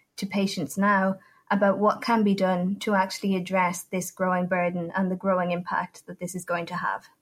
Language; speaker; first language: English; non-native, fluent; Italian